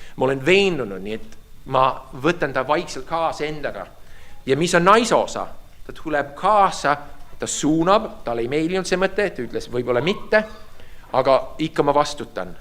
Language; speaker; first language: Estonian; early bilingual, heritage; Estonian